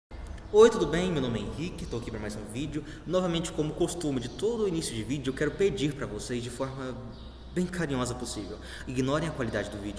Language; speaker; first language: Portuguese; native; Portuguese